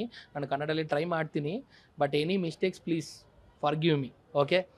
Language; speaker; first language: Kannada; non-native, learner; Telugu